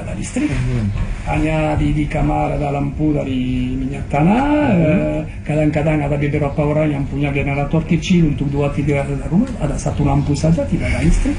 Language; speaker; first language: Indonesian; non-native, fluent; French